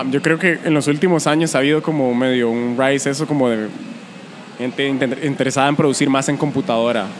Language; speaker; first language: Spanish; native; Spanish